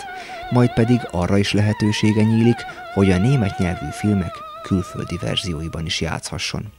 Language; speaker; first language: Hungarian; native; Hungarian